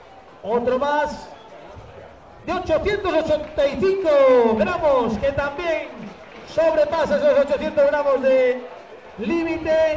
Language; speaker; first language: Spanish; native; Spanish